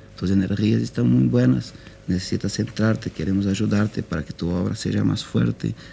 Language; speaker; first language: Spanish; non-native, learner; Portuguese